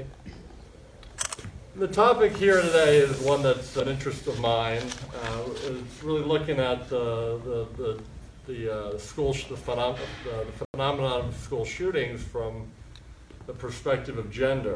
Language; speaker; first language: English; native; English